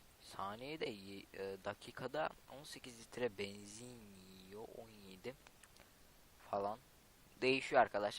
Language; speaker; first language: Turkish; native; Turkish